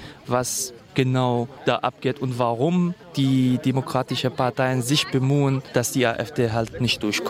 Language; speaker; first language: German; non-native, fluent; Kurdish